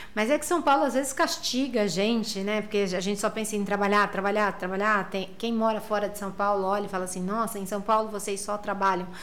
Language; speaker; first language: Portuguese; native; Portuguese